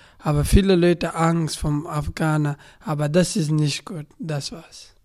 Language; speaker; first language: German; non-native, learner; Persian